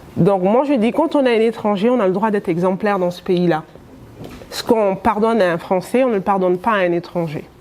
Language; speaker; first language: French; non-native, local second language; Wolof